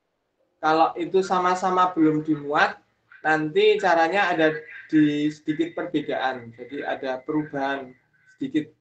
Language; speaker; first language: Indonesian; native; Indonesian